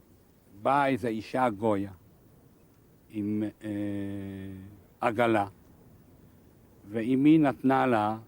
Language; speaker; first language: Hebrew; non-native, fluent; Hungarian